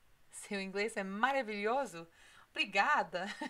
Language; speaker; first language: Portuguese; non-native, learner; English